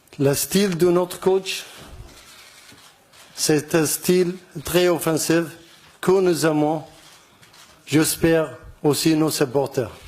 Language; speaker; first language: French; non-native, learner; Arabic